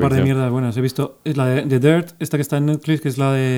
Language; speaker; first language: Spanish; native; Spanish